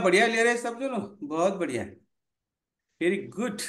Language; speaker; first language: Hindi; non-native, local second language; Marathi